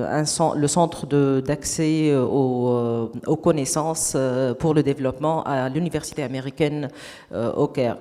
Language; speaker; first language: French; non-native, local second language; Arabic